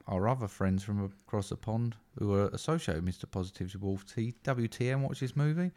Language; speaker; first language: English; native; English